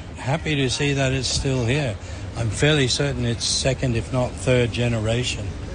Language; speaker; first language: English; early bilingual, other home language; Swedish